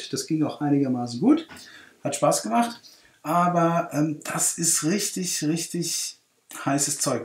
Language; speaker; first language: German; native; German